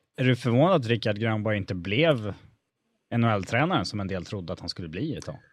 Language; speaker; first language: Swedish; native; Swedish